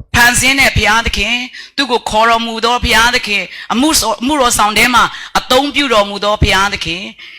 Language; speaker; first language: Burmese; non-native, local second language; Hakha Chin